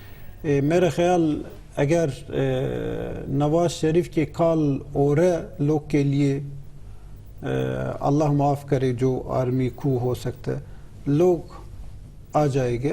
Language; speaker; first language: Hindi; non-native, learner; Turkish